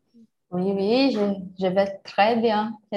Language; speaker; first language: French; non-native, learner; Portuguese